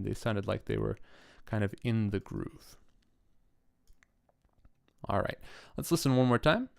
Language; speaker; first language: English; native; English